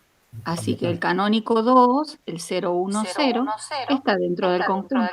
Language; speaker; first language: Spanish; native; Spanish